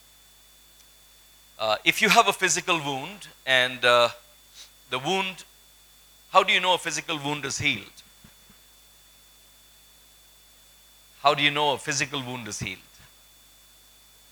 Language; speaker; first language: English; non-native, local second language; Malayalam